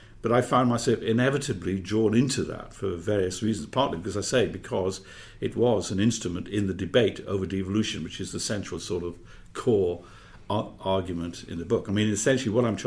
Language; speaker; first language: English; native; English